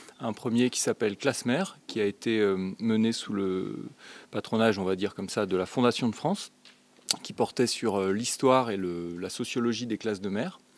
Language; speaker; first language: French; native; French